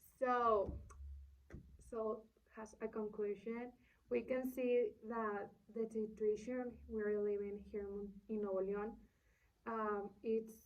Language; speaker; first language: English; non-native, learner; Spanish